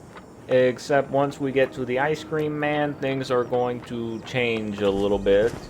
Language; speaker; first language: English; native; English